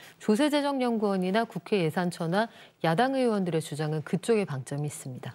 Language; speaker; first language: Korean; native; Korean